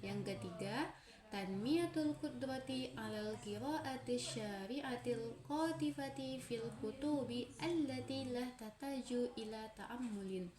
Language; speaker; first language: Arabic; non-native, learner; Indonesian